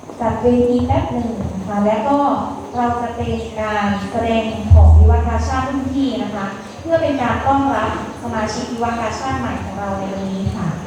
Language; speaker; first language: Thai; native; Thai